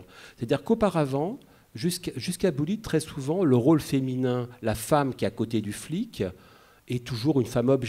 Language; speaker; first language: French; native; French